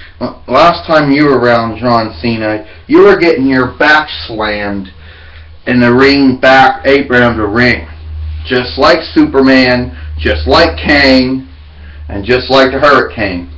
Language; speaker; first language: English; native; English